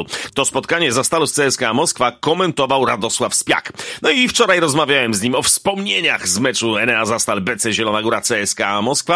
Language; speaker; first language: Polish; native; Polish